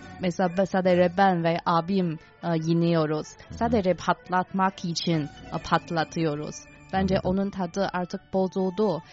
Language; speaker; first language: Turkish; non-native, fluent; Chinese